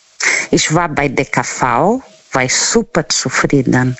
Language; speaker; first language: German; non-native, learner; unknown